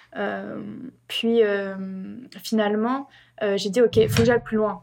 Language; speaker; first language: French; native; French